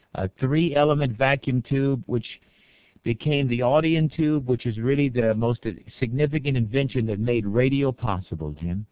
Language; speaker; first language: English; native; English